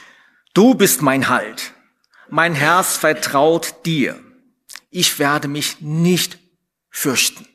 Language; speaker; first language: German; non-native, fluent; Chinese